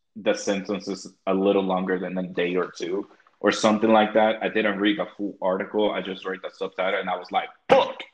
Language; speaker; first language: English; early bilingual, other home language; Spanish